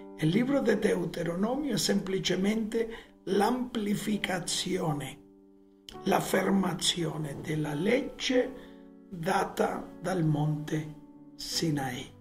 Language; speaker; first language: Italian; non-native, fluent; Spanish